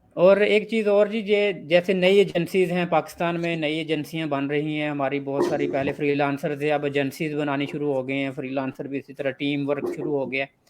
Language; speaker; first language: Urdu; non-native, local second language; Punjabi